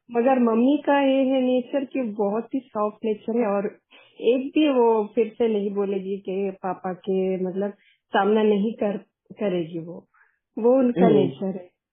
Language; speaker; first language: Hindi; native; Hindi